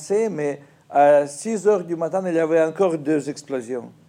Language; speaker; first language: French; non-native, fluent; Russian